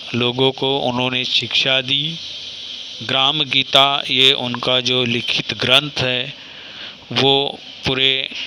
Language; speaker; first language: Hindi; non-native, local second language; Marathi